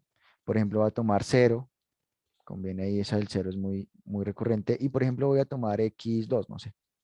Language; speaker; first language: Spanish; native; Spanish